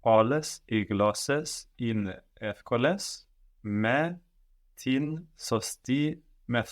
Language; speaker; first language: Greek; non-native, learner; English